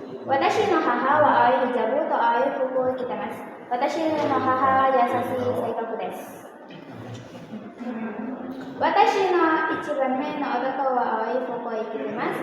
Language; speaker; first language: Japanese; non-native, learner; Indonesian